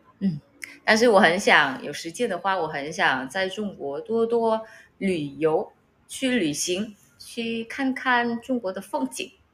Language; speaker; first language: Chinese; non-native, learner; Vietnamese